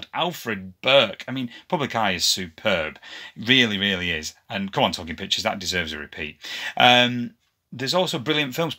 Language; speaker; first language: English; native; English